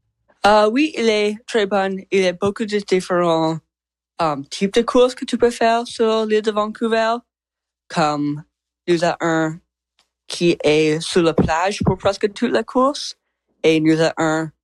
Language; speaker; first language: French; non-native, learner; English